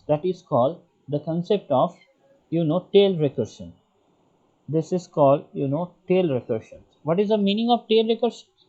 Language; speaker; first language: English; non-native, local second language; Bangla